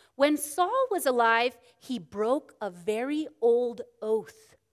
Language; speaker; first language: English; native; English